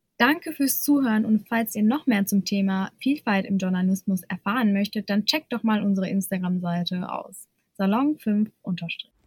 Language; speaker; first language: German; early bilingual, other home language; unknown